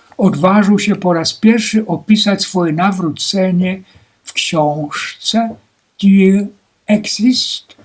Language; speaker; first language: Polish; native; Polish